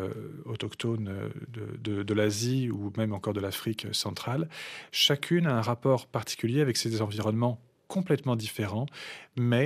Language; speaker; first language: French; native; French